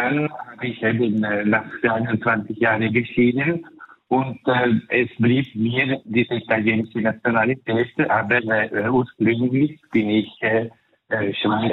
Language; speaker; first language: German; early bilingual, heritage; Italian